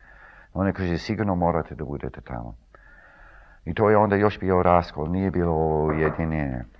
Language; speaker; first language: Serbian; early bilingual, heritage; Serbian